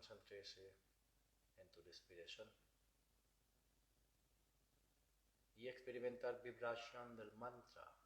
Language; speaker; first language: Spanish; non-native, learner; Bangla